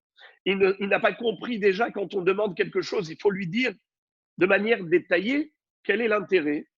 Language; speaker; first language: French; native; French